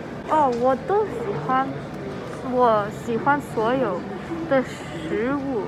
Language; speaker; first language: Chinese; non-native, learner; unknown